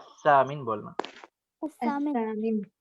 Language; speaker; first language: Arabic; non-native, fluent; Urdu